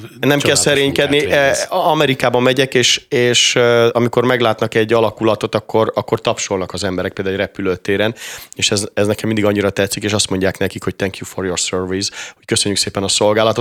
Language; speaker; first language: Hungarian; native; Hungarian